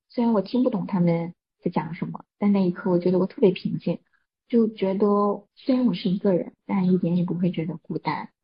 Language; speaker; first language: Chinese; native; Chinese